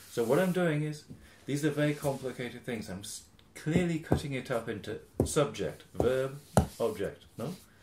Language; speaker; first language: English; native; English